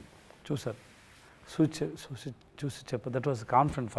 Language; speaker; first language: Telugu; non-native, learner; Tamil